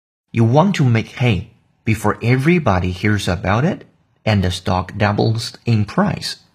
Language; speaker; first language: English; non-native, fluent; Chinese